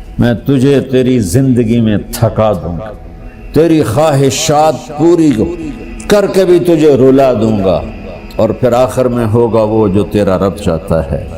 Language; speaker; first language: Urdu; non-native, local second language; Punjabi